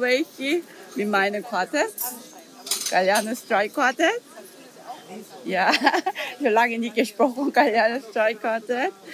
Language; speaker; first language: German; non-native, learner; Korean